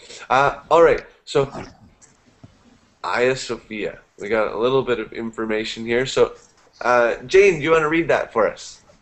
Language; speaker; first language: English; native; English